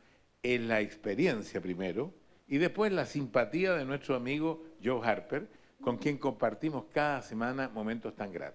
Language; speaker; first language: Spanish; native; Spanish